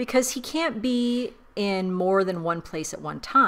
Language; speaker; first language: English; native; English